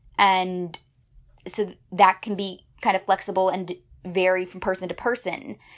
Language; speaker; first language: English; native; English